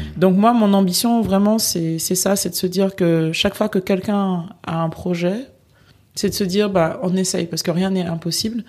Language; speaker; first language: French; native; French